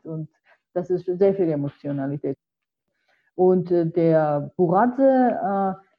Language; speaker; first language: German; non-native, fluent; Georgian